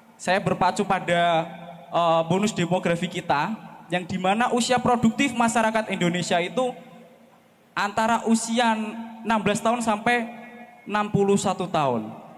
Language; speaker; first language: Indonesian; native; Indonesian